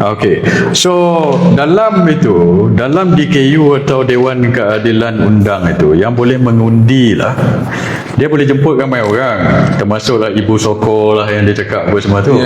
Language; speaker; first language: Malay; native; Malay